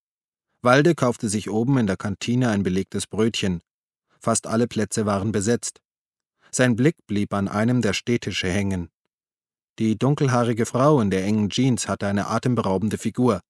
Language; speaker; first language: German; native; German